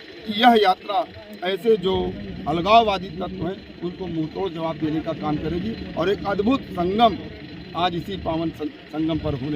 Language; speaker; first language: Hindi; native; Hindi